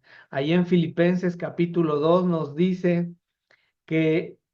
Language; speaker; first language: Spanish; native; Spanish